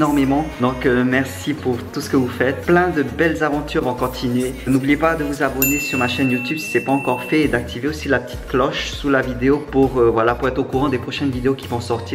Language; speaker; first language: French; native; French